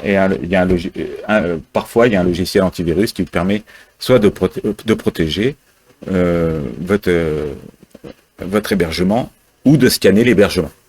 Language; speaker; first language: French; native; French